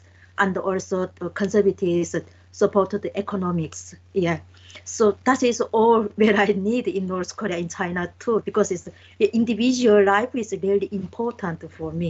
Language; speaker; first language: English; non-native, learner; Korean